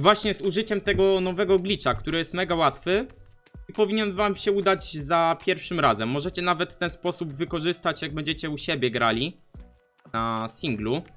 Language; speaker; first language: Polish; native; Polish